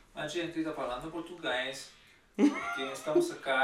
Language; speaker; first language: Portuguese; non-native, learner; Spanish